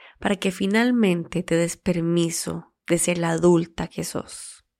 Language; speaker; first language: Spanish; native; Spanish